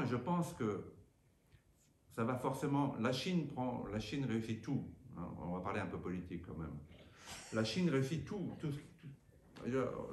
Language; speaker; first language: French; native; French